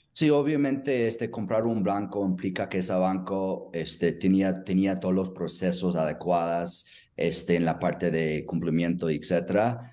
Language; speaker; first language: Spanish; non-native, fluent; English